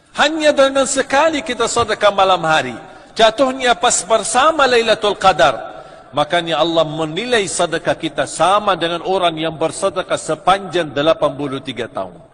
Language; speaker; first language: Malay; non-native, fluent; Arabic